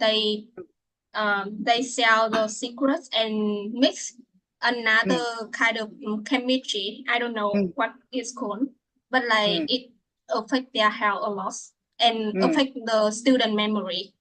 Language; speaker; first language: English; non-native, learner; Vietnamese